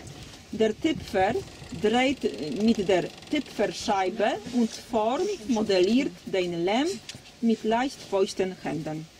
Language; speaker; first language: German; non-native, learner; Polish